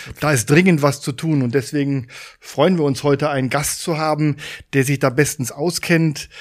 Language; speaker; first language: German; native; German